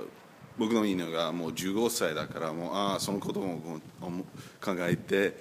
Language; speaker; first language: Japanese; non-native, learner; English